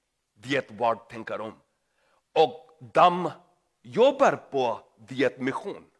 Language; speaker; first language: Swedish; non-native, learner; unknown